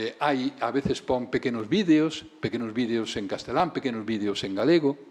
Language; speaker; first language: Galician; native; Galician